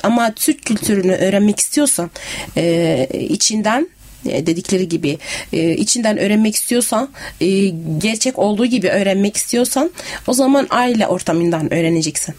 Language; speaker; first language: Turkish; native; Turkish